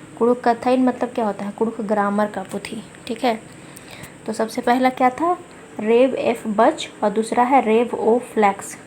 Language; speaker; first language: Hindi; non-native, local second language; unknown